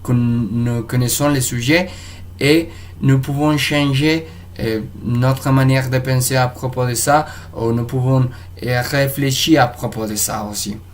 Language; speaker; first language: French; non-native, fluent; Spanish